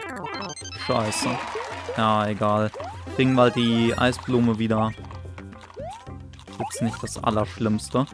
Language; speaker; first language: German; native; German